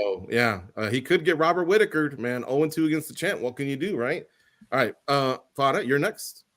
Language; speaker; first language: English; native; English